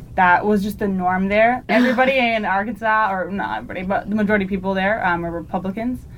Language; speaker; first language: English; native; English